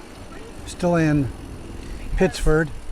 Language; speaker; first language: English; native; English